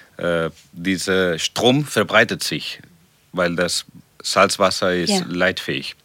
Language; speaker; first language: German; non-native, fluent; Spanish